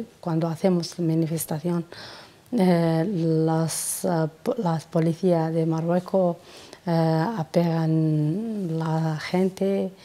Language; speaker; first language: Spanish; non-native, learner; Arabic